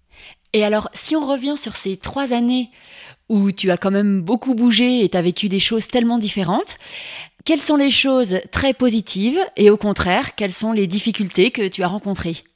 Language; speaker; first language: French; native; French